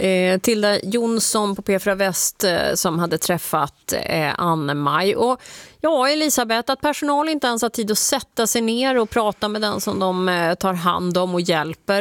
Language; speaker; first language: Swedish; native; Swedish